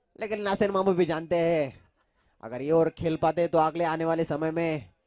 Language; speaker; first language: Hindi; non-native, local second language; Marathi